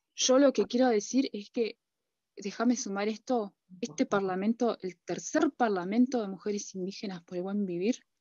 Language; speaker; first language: Spanish; non-native, local second language; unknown